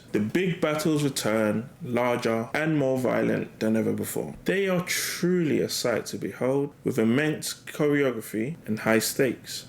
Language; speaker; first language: English; native; English